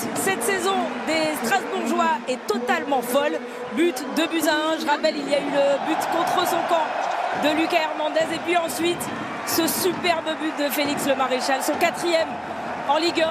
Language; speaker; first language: French; native; French